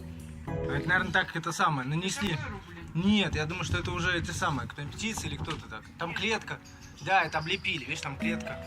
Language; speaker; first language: Russian; native; Russian